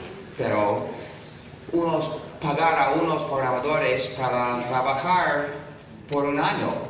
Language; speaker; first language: Spanish; non-native, fluent; English